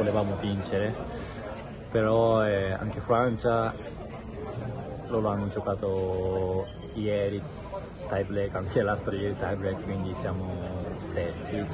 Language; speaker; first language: Italian; non-native, fluent; Japanese